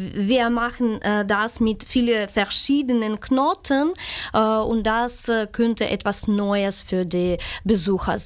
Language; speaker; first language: German; non-native, learner; Ukrainian